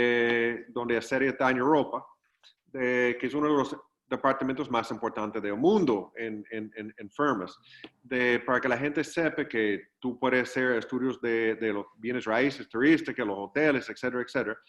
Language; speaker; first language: Spanish; non-native, fluent; English